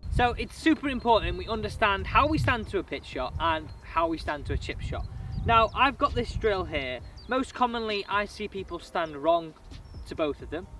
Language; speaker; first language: English; native; English